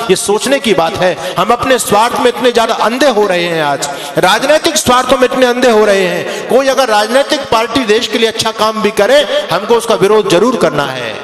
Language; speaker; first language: Hindi; native; Hindi